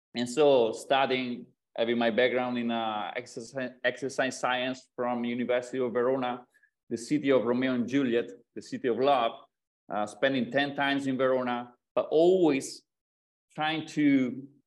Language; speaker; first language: English; non-native, fluent; Italian